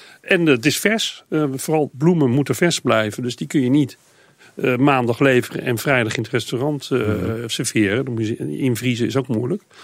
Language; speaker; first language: Dutch; native; Dutch